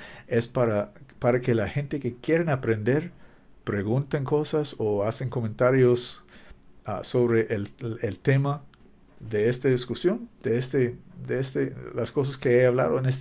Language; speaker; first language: Spanish; non-native, learner; English